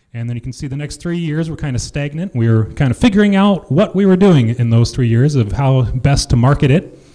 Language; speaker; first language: English; native; English